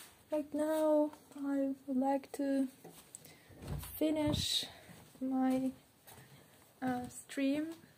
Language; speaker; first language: English; non-native, learner; Russian